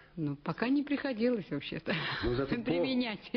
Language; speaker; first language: Russian; non-native, local second language; Kazakh